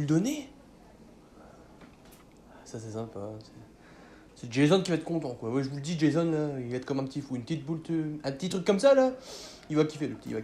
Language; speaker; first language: French; native; French